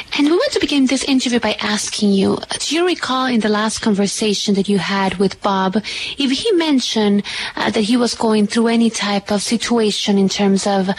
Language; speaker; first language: English; non-native, fluent; Spanish